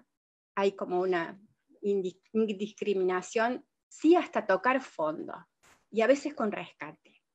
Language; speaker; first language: Spanish; native; Spanish